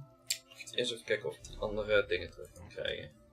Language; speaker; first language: Dutch; native; Dutch